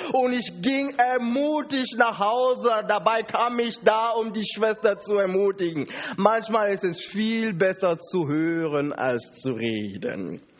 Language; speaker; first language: German; non-native, fluent; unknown